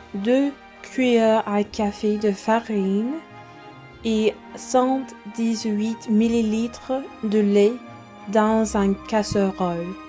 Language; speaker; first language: French; non-native, fluent; English